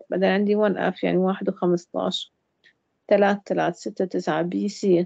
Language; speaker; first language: Arabic; native; Arabic